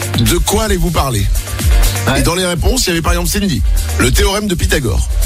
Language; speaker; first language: French; native; French